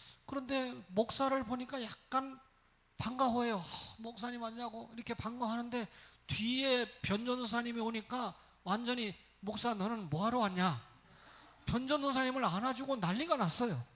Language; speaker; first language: Korean; native; Korean